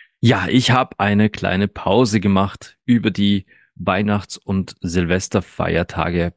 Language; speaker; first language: German; early bilingual, other home language; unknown